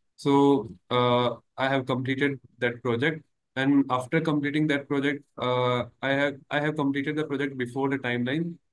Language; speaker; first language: English; non-native, local second language; Hindi